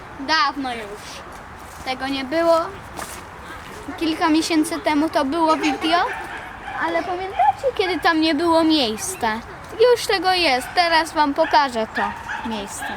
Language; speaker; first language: Polish; early bilingual, other home language; Russian